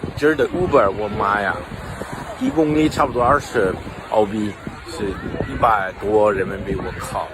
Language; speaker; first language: Chinese; non-native, fluent; English